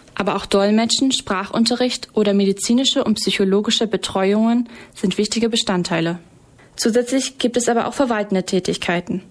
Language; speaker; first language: German; native; German